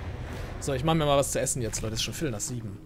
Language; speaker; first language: German; native; German